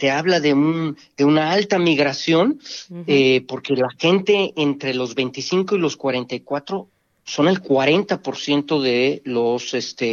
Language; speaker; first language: Spanish; native; Spanish